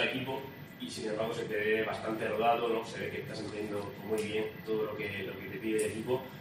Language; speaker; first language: Spanish; native; Spanish